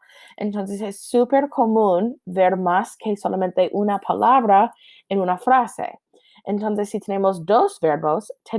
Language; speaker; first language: Spanish; non-native, fluent; English